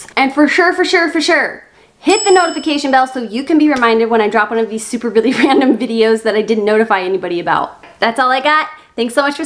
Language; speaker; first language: English; native; English